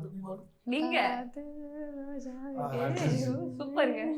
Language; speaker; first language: Tamil; native; Tamil